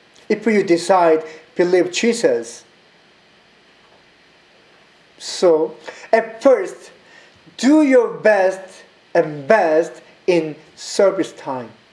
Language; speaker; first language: English; non-native, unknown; Korean